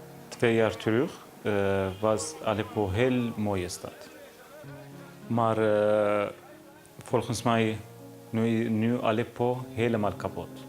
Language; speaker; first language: Dutch; non-native, learner; Arabic